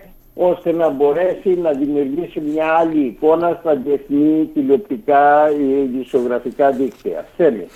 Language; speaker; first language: Greek; native; Greek